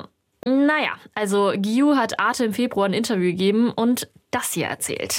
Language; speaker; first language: German; native; German